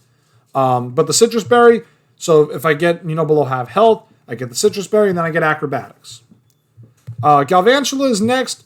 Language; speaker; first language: English; native; English